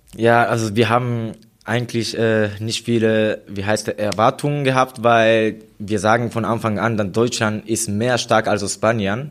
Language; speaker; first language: German; non-native, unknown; Japanese